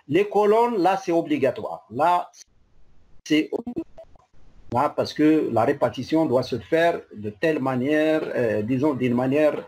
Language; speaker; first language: French; non-native, local second language; Arabic